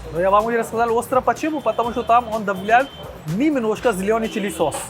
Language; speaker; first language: Russian; non-native, learner; Hindi